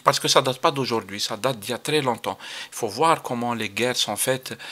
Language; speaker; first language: French; non-native, local second language; Arabic